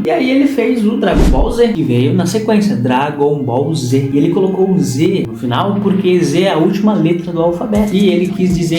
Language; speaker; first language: Portuguese; native; Portuguese